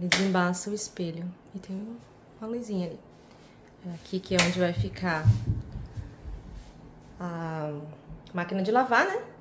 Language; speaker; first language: Portuguese; native; Portuguese